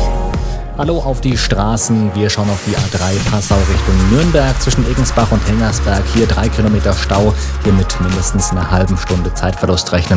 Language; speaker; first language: German; native; German